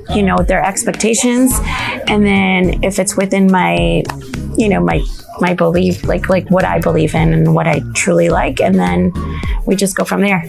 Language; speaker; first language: English; non-native, fluent; Spanish